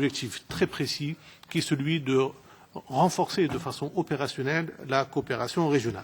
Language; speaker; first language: French; non-native, local second language; Arabic